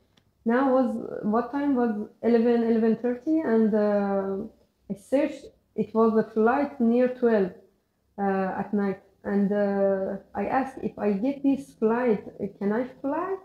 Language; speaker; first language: English; non-native, learner; Persian